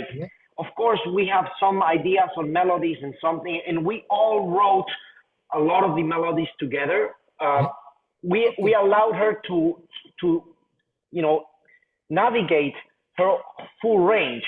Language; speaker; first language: English; non-native, fluent; Spanish